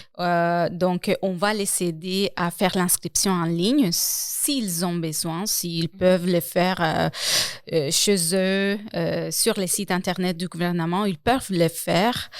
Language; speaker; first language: French; non-native, fluent; Spanish